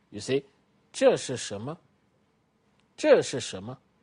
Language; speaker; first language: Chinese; non-native, fluent; French